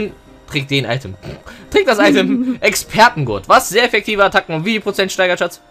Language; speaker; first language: German; native; German